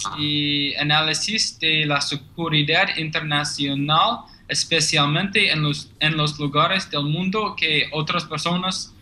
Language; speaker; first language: Spanish; non-native, learner; English